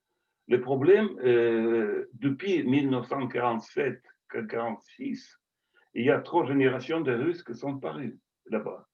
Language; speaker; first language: French; non-native, fluent; Russian